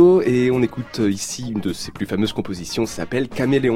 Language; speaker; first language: French; native; French